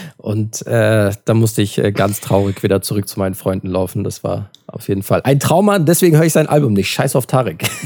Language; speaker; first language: German; early bilingual, other home language; Turkish